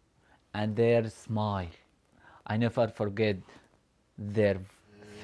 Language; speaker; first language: English; non-native, learner; Arabic